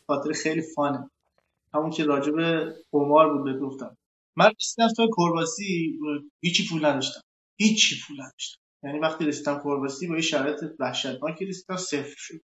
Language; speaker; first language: Persian; native; Persian